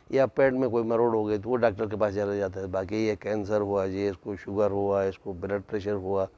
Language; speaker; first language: Urdu; non-native, local second language; Shina